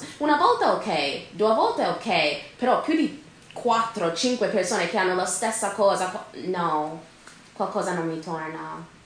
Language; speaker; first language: Italian; non-native, fluent; English